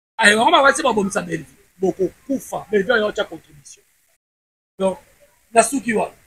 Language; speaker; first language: Lingala; non-native, local second language; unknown